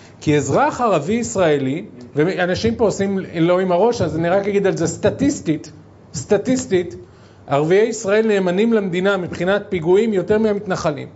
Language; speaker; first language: Hebrew; native; Hebrew